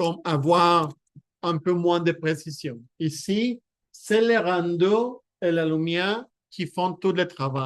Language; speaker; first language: French; non-native, fluent; Spanish